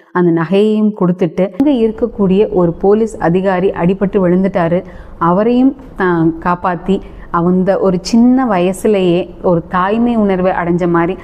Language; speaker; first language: Tamil; native; Tamil